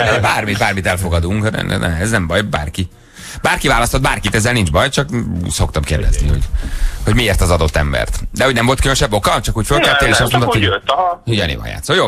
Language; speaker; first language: Hungarian; native; Hungarian